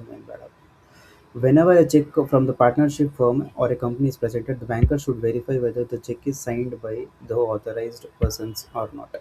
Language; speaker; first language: English; non-native, local second language; Kannada